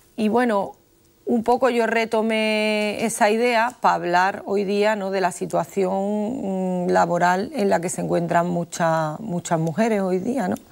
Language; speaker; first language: Spanish; native; Spanish